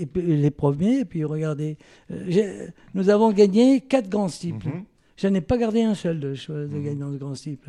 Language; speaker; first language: French; native; French